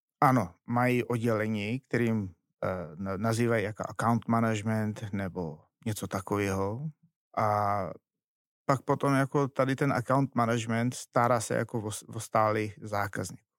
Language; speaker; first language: Czech; non-native, fluent; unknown